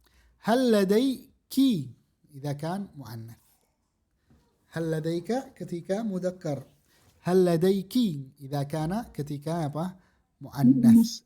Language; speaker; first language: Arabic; non-native, fluent; Indonesian